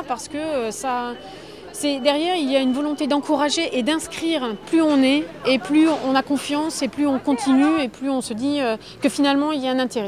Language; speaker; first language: French; native; French